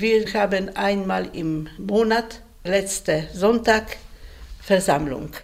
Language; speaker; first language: German; early bilingual, heritage; German